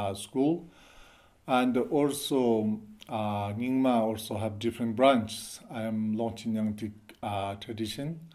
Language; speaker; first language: English; non-native, learner; Chinese